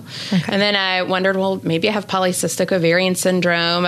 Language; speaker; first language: English; native; English